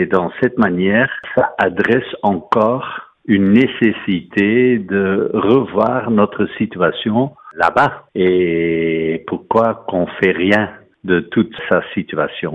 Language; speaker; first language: French; non-native, fluent; Dutch